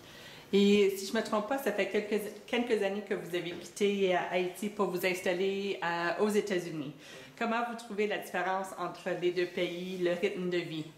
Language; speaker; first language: French; native; French